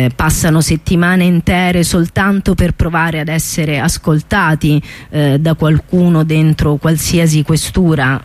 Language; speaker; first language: Italian; native; Italian